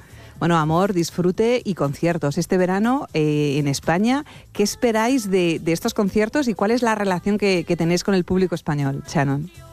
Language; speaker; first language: Spanish; native; Spanish